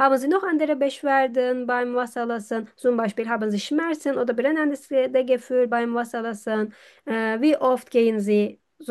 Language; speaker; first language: German; non-native, fluent; Turkish